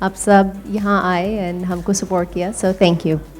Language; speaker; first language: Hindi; non-native, learner; English